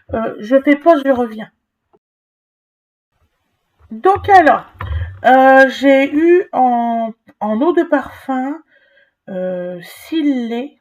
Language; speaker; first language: French; native; French